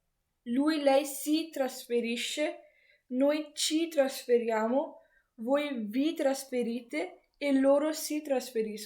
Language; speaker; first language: Italian; non-native, fluent; Punjabi